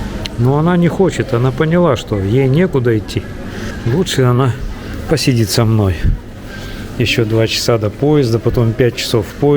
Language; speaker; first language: Russian; native; Russian